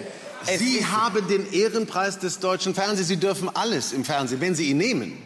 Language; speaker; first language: German; native; German